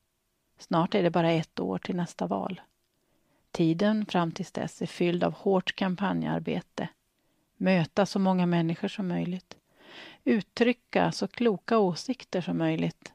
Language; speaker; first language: Swedish; native; Swedish